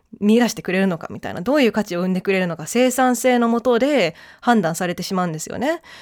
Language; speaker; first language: Japanese; early bilingual, heritage; Japanese